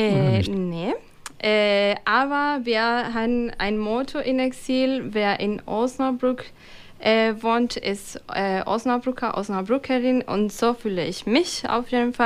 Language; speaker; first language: German; non-native, fluent; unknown